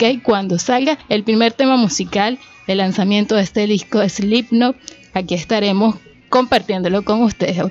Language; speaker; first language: Spanish; native; Spanish